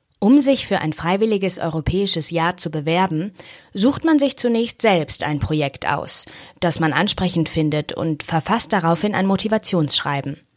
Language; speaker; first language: German; native; German